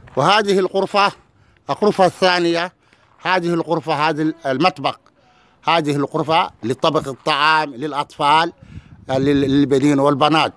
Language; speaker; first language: Arabic; non-native, fluent; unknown